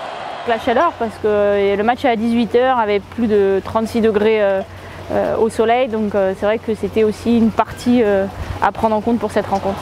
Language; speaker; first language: French; native; French